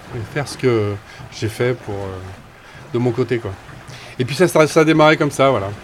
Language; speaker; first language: French; native; French